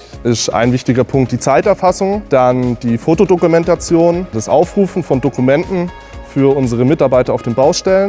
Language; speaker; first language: German; native; German